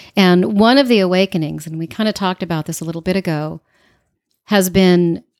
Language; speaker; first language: English; native; English